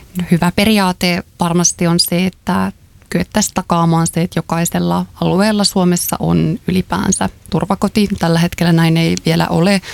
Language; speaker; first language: Finnish; native; Finnish